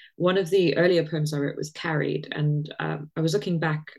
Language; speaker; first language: English; native; English